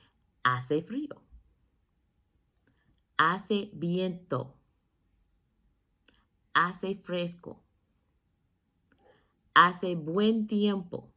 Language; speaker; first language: Spanish; non-native, fluent; English